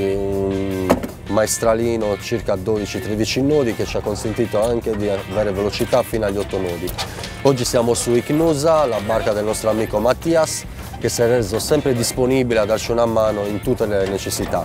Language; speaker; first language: Italian; native; Italian